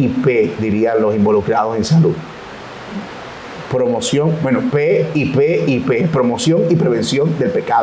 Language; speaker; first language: Spanish; native; Spanish